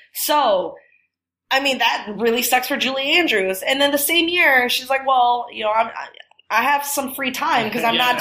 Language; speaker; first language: English; non-native, fluent; Chinese